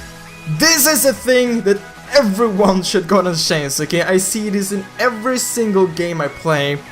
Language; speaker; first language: English; non-native, fluent; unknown